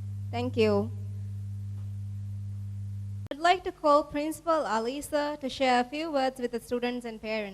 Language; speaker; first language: English; non-native, local second language; Divehi